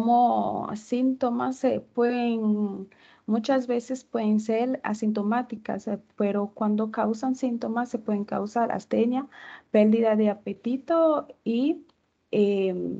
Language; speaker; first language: Spanish; non-native, fluent; Haitian Creole